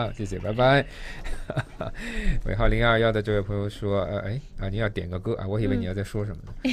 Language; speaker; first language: Chinese; native; Chinese